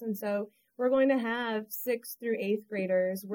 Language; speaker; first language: English; native; English